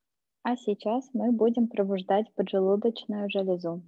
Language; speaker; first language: Russian; native; Russian